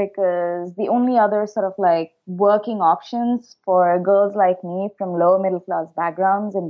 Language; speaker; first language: English; non-native, local second language; Hindi